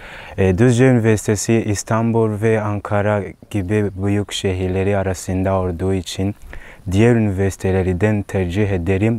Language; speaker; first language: Turkish; non-native, learner; Kinyarwanda